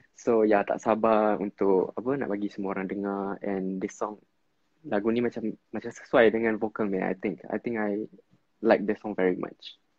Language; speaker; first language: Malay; non-native, local second language; Min Nan Chinese